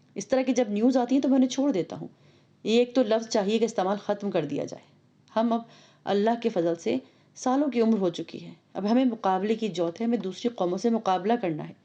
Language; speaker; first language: Urdu; non-native, local second language; Punjabi